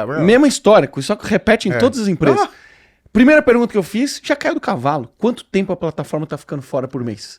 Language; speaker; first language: Portuguese; native; Portuguese